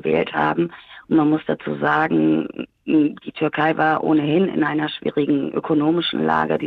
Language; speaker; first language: German; early bilingual, other home language; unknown